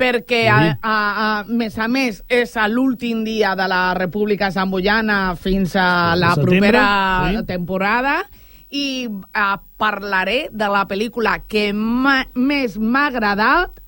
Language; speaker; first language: Catalan; non-native, local second language; Spanish